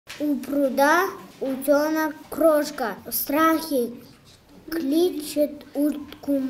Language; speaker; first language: Russian; non-native, local second language; Kyrgyz